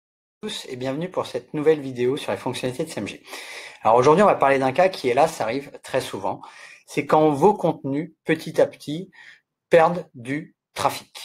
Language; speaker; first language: French; native; French